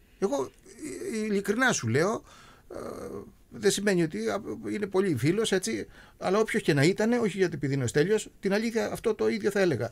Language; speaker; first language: Greek; native; Greek